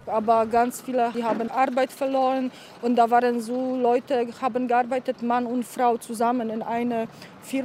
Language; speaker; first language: German; non-native, learner; Polish